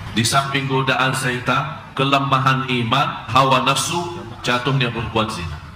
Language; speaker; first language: Malay; non-native, fluent; Arabic